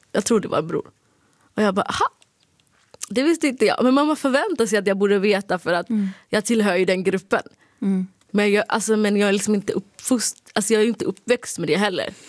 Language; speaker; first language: Swedish; early bilingual, other home language; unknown